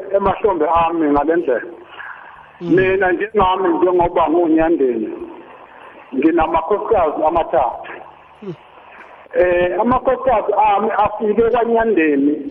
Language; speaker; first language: Zulu; native; Zulu